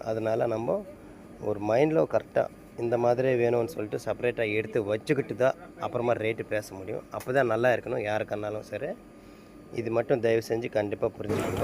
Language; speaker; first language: Tamil; native; Tamil